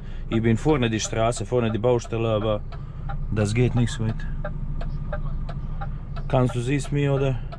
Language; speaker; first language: German; non-native, learner; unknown